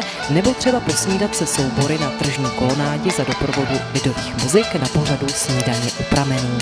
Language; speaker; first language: Czech; native; Czech